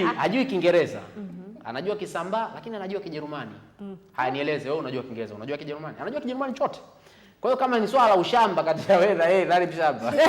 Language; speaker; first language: Swahili; native; Swahili